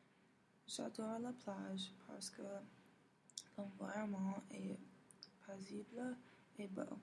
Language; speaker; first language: French; non-native, learner; English